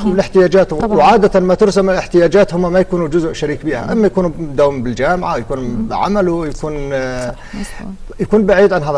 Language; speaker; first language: Arabic; native; Arabic